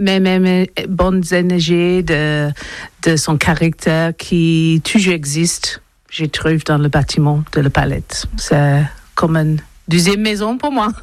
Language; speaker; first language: French; non-native, learner; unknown